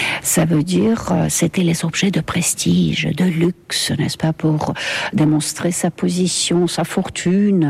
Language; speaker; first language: French; non-native, fluent; Estonian